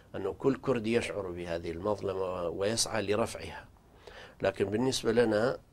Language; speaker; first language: Arabic; non-native, local second language; Central Kurdish